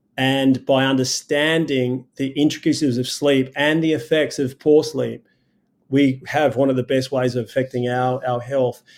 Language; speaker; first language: English; native; English